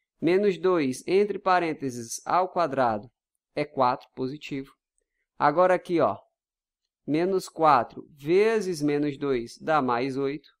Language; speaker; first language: Portuguese; native; Portuguese